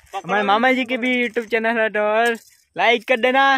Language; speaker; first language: Hindi; non-native, local second language; Gujarati